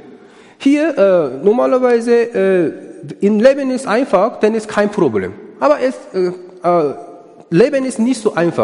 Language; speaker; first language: German; non-native, learner; Korean